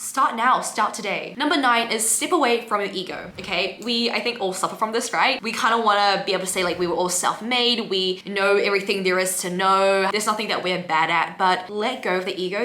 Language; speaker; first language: English; native; English